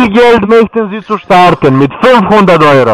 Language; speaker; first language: German; non-native, learner; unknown